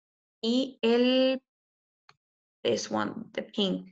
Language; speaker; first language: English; non-native, fluent; Spanish